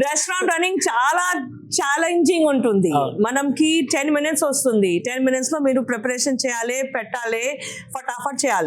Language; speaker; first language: Telugu; non-native, local second language; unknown